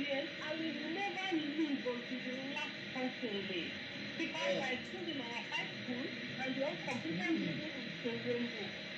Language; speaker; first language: English; non-native, local second language; Yoruba